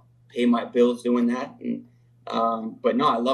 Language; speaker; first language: English; native; English